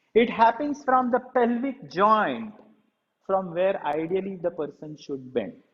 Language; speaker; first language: English; non-native, local second language; Marathi